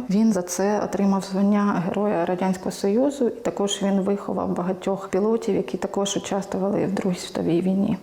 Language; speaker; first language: Ukrainian; native; Ukrainian